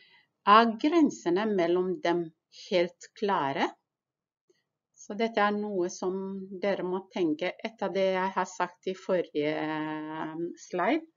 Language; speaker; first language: Norwegian; non-native, fluent; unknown